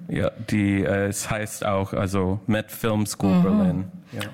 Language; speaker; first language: German; non-native, learner; English